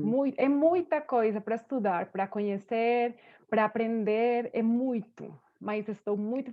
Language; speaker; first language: Portuguese; non-native, fluent; Spanish